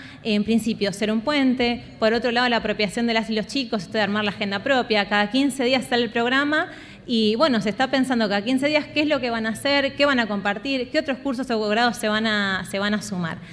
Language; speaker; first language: Spanish; native; Spanish